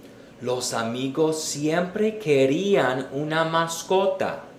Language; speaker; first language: Spanish; non-native, fluent; English